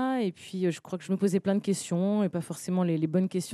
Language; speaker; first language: French; native; French